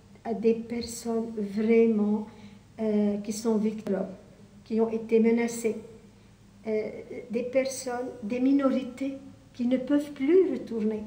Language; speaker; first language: French; non-native, local second language; Arabic